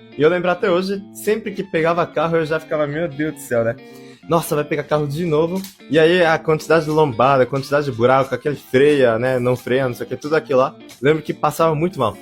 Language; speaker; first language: Portuguese; early bilingual, other home language; Japanese